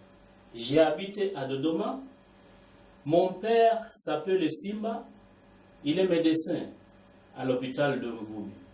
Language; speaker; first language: French; non-native, learner; Swahili